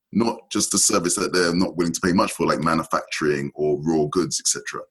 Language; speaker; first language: English; native; English